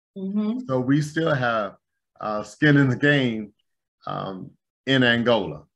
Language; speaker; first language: English; native; English